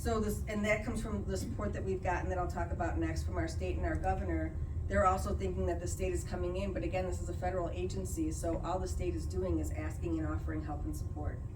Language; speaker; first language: English; native; English